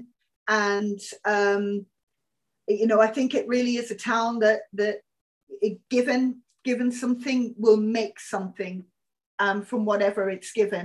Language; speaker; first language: English; native; English